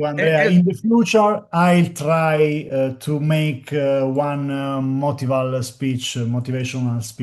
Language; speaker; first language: English; non-native, learner; Italian